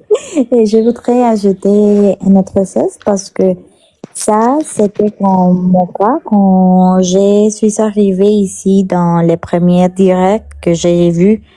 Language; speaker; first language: French; non-native, learner; Spanish